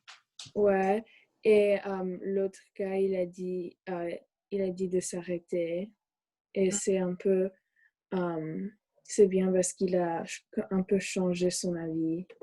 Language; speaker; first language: French; non-native, learner; English